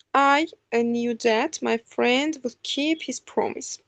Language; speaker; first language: English; non-native, fluent; Azerbaijani